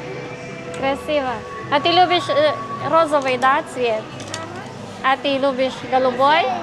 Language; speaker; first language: Russian; non-native, learner; Filipino